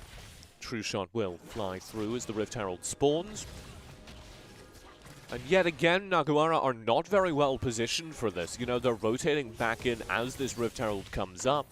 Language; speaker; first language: English; native; English